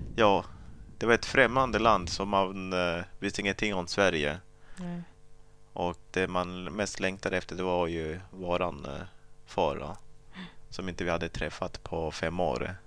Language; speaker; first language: Swedish; early bilingual, other home language; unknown